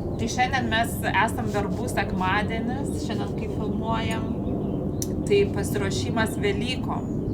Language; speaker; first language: Lithuanian; native; Lithuanian